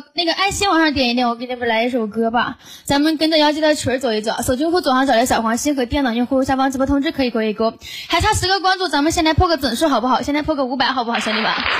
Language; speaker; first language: Chinese; native; Chinese